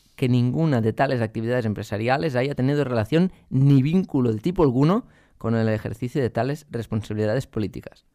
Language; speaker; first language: Spanish; non-native, local second language; Catalan